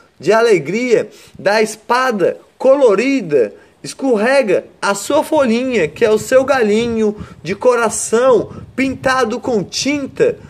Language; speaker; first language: Portuguese; native; Portuguese